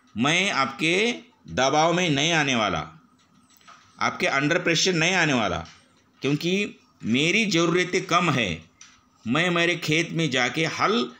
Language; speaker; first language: Hindi; non-native, local second language; Marathi